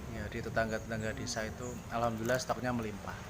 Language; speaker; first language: Indonesian; native; Indonesian